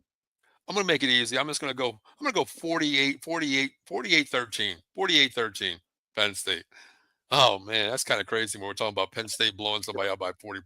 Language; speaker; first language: English; native; English